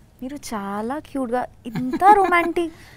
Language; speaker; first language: Telugu; non-native, learner; Bangla